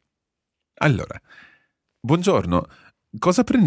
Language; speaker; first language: Italian; non-native, fluent; English